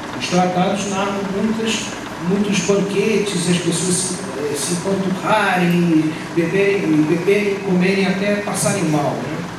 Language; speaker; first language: Portuguese; native; Portuguese